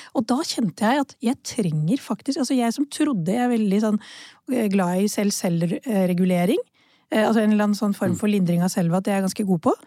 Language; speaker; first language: Norwegian; early bilingual, other home language; Urdu